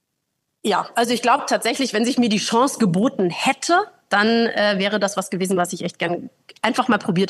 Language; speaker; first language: German; native; German